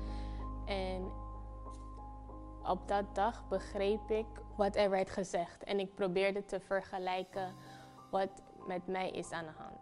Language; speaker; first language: Dutch; early bilingual, other home language; Papiamento